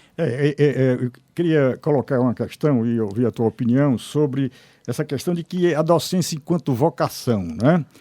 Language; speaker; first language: Portuguese; native; Portuguese